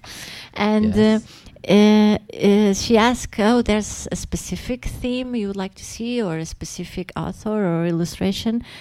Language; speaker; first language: English; non-native, fluent; Portuguese